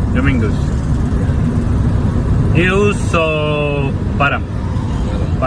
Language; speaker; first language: Portuguese; non-native, learner; Hindi